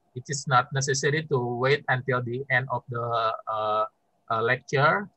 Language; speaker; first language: English; non-native, fluent; Indonesian